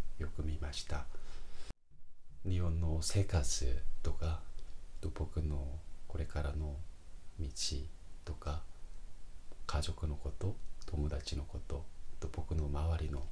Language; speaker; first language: Japanese; non-native, fluent; Korean